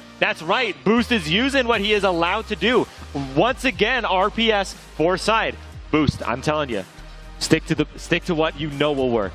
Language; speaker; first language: English; native; English